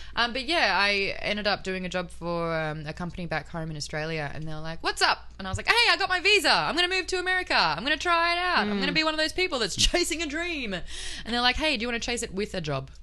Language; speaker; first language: English; native; English